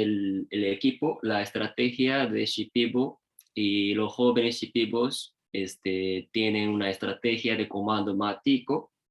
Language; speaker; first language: Spanish; non-native, learner; Japanese